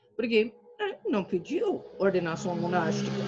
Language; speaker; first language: Portuguese; non-native, fluent; English